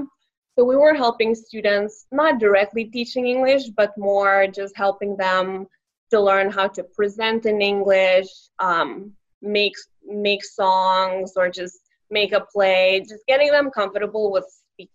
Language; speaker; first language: English; non-native, fluent; Lithuanian